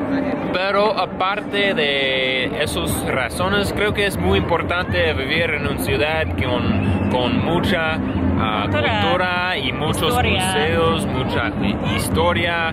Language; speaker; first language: Spanish; non-native, learner; English